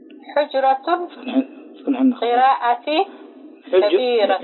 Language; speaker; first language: Arabic; non-native, learner; Tigrinya